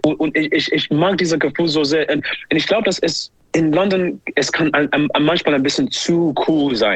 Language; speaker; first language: German; non-native, learner; English